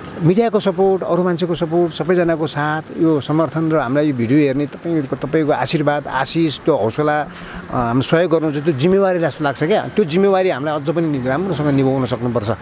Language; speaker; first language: Nepali; native; Nepali